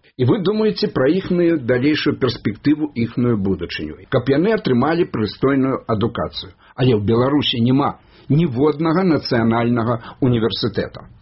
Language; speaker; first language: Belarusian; native; Belarusian